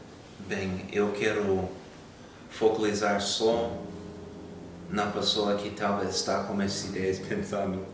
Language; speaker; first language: Portuguese; non-native, fluent; English